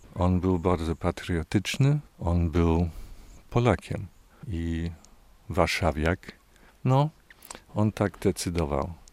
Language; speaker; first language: Polish; non-native, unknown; English